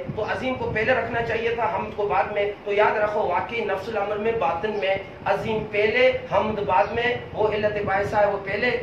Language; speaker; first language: Urdu; non-native, local second language; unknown